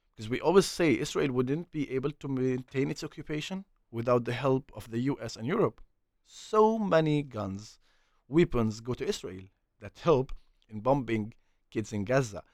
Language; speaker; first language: English; non-native, fluent; Arabic